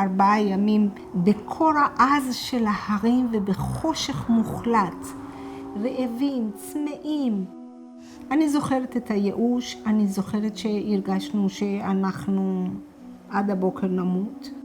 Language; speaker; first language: Hebrew; non-native, fluent; Persian